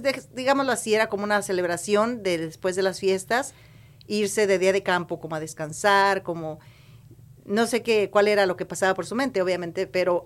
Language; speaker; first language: Spanish; native; Spanish